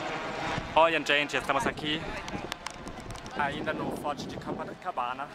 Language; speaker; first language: Portuguese; non-native, fluent; German